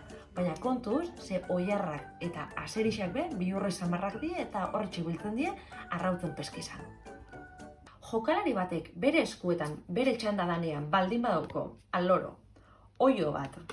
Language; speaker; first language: Basque; native; Basque